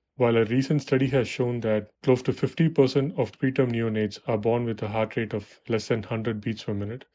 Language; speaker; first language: English; non-native, local second language; Tamil